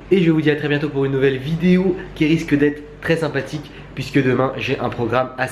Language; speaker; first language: French; native; French